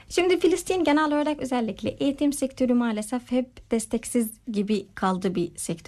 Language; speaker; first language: Turkish; non-native, learner; Arabic